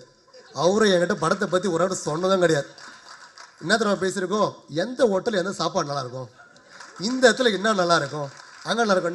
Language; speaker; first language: Tamil; native; Tamil